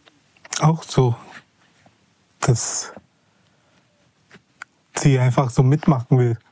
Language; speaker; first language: German; non-native, fluent; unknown